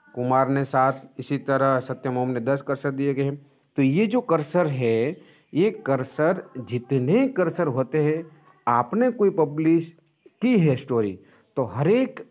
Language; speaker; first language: Hindi; non-native, local second language; Gujarati